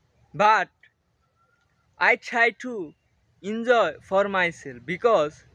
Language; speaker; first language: English; non-native, learner; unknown